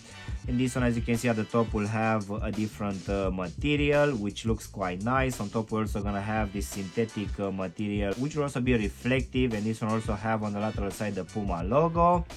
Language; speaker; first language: English; non-native, fluent; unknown